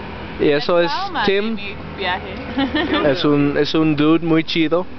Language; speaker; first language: Spanish; non-native, learner; English